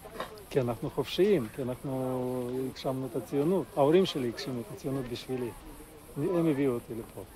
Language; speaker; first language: Hebrew; non-native, fluent; Russian